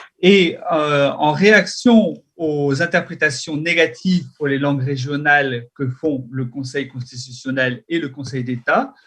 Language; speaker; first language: French; native; French